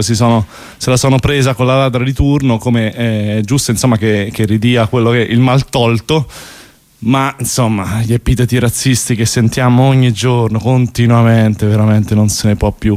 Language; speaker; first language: Italian; native; Italian